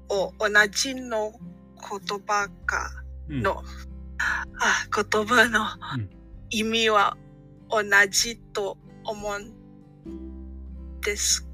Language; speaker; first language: Japanese; non-native, learner; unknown